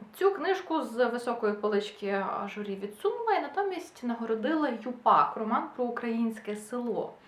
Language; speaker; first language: Ukrainian; non-native, local second language; Russian